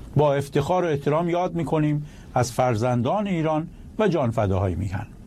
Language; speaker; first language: Persian; native; Persian